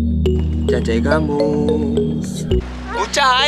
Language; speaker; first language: Spanish; non-native, learner; Japanese